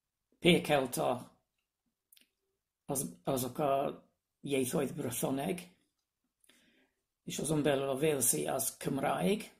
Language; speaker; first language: Hungarian; non-native, fluent; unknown